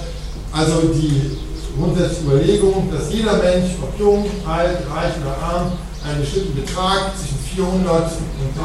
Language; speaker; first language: German; native; German